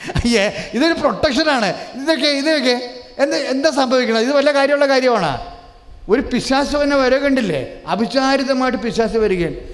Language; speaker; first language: Malayalam; native; Malayalam